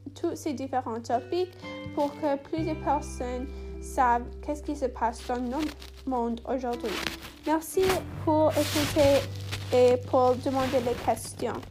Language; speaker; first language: French; non-native, learner; English